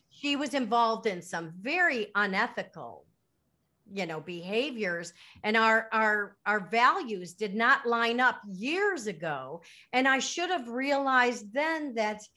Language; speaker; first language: English; native; English